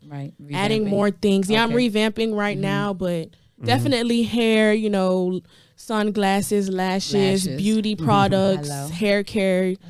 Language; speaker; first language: English; native; English